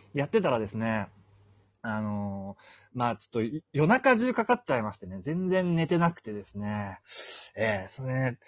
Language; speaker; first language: Japanese; non-native, fluent; Malay